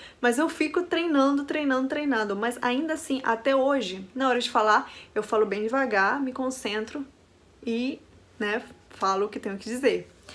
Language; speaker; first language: Portuguese; non-native, fluent; Spanish